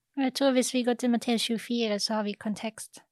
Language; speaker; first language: Norwegian; non-native, fluent; English